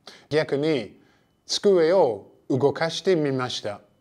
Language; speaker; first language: Japanese; non-native, fluent; English